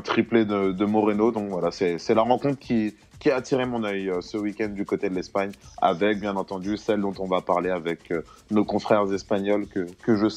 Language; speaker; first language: French; native; French